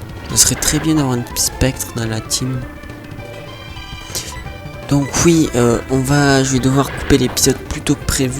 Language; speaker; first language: French; native; French